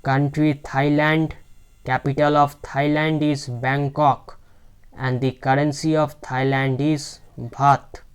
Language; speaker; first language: English; non-native, local second language; Bangla